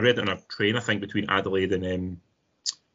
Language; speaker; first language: English; native; English